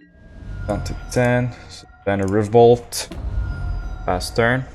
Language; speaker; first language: English; non-native, fluent; French